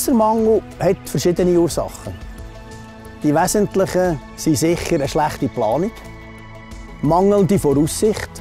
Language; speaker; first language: German; native; German